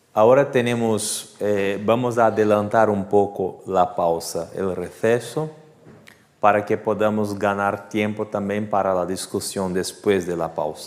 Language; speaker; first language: Spanish; non-native, fluent; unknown